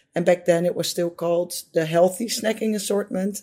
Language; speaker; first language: English; non-native, fluent; Dutch